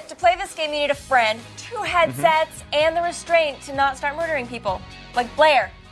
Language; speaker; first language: English; native; English